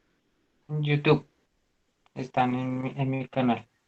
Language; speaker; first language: Spanish; native; Spanish